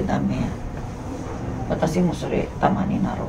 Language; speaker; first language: Japanese; non-native, learner; Filipino